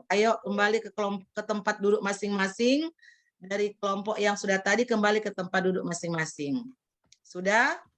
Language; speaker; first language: Indonesian; native; Indonesian